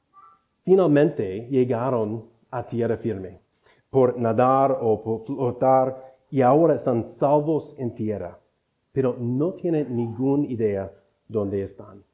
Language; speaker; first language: Spanish; non-native, fluent; English